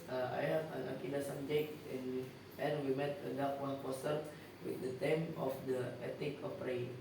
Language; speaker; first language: English; non-native, learner; Indonesian